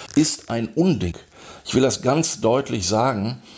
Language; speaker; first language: German; native; German